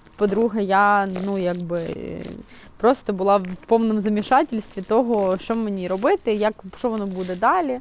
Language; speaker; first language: Ukrainian; non-native, local second language; Russian